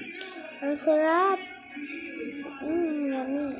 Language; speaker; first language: Filipino; non-native, local second language; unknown